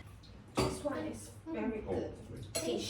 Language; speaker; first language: English; non-native, learner; Korean